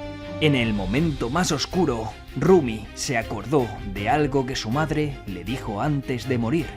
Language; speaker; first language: Spanish; native; Spanish